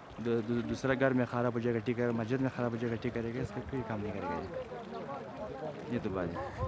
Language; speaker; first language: Hindi; non-native, learner; Pashto